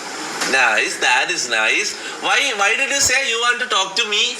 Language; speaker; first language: English; non-native, local second language; Malayalam